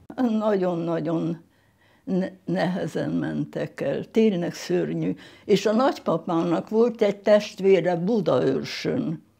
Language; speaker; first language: Hungarian; non-native, local second language; German